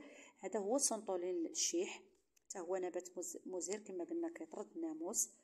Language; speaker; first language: Arabic; native; Arabic